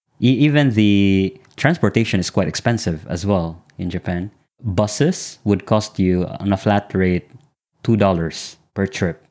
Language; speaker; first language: English; non-native, local second language; Filipino